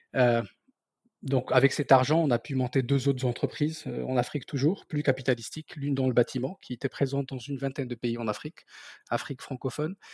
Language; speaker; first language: French; non-native, local second language; Berber languages